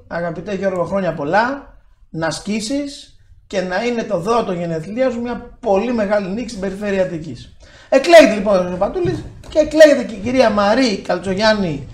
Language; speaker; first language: Greek; native; Greek